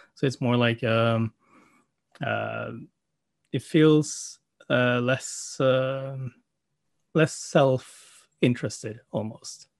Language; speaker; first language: English; non-native, fluent; Norwegian